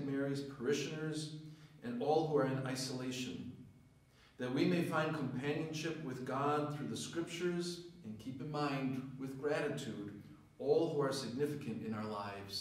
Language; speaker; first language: English; native; English